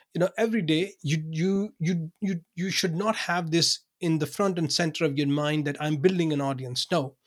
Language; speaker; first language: English; non-native, local second language; Urdu